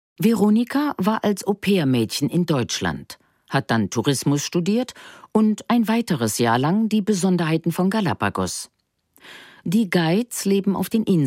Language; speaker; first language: German; native; German